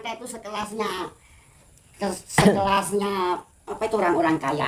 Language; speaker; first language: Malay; non-native, local second language; Javanese